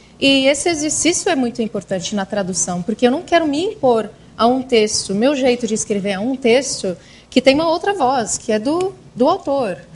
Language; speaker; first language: Portuguese; non-native, fluent; English